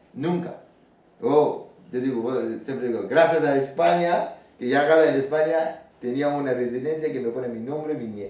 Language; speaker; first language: Spanish; non-native, learner; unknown